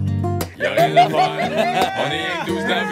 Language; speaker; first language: French; native; French